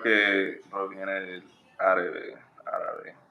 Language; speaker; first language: Spanish; non-native, learner; English